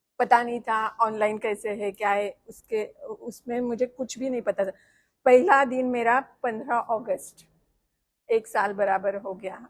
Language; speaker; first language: Hindi; non-native, local second language; Marathi